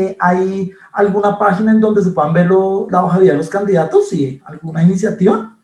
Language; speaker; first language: Spanish; native; Spanish